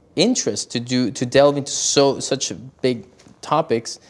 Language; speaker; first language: English; early bilingual, other home language; Spanish